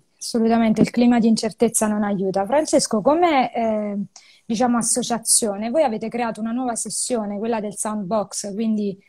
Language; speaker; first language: Italian; native; Italian